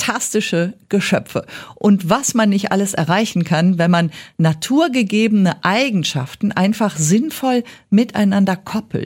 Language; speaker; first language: German; native; German